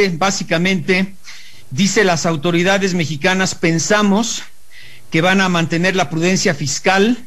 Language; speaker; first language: Spanish; native; Spanish